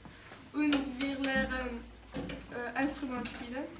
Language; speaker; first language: German; non-native, learner; French